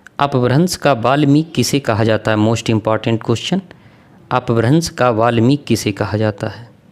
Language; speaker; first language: Hindi; native; Hindi